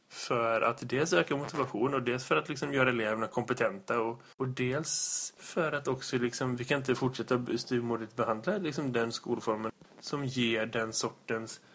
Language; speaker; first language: Swedish; native; Swedish